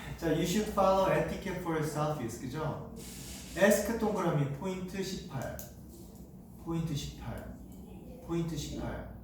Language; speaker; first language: Korean; native; Korean